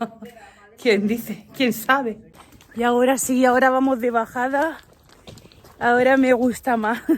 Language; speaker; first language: Spanish; native; Spanish